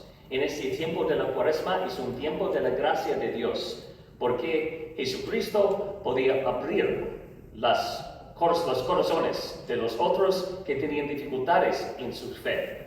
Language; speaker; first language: Spanish; non-native, learner; English